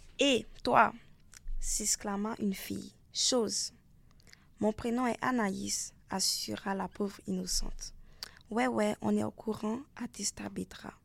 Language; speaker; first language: French; non-native, local second language; Haitian Creole